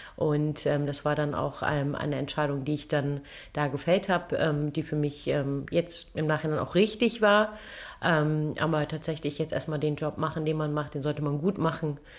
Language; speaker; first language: German; early bilingual, other home language; Turkish